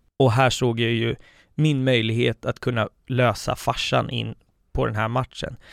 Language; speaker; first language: Swedish; native; Swedish